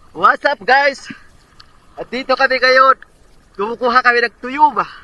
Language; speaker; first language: Filipino; non-native, local second language; Cebuano